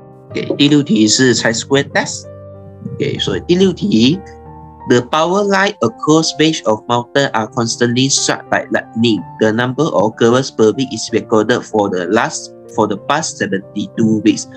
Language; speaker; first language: English; non-native, local second language; Chinese